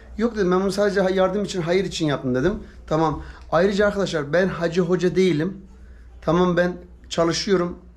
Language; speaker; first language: Turkish; native; Turkish